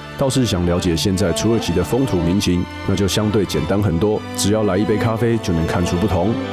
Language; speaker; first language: Chinese; native; Chinese